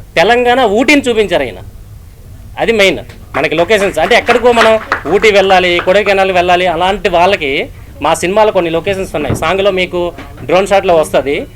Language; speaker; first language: Telugu; native; Telugu